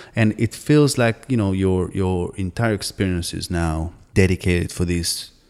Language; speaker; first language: English; non-native, fluent; Hebrew